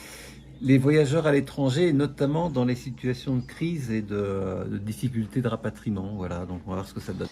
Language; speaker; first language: French; native; French